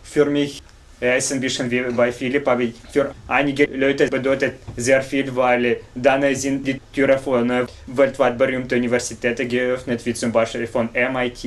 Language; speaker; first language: German; non-native, fluent; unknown